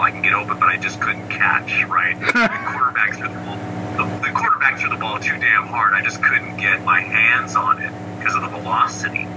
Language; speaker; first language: English; native; English